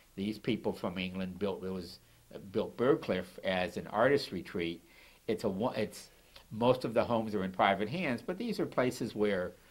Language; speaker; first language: English; native; English